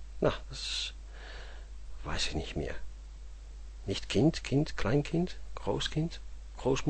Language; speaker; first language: German; non-native, fluent; Dutch